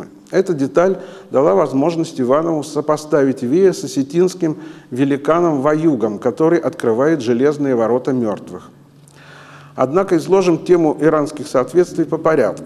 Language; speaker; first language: Russian; native; Russian